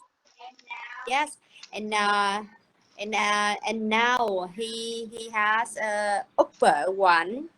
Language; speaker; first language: English; non-native, learner; Vietnamese